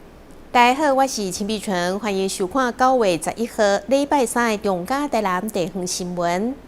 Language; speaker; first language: Chinese; native; Chinese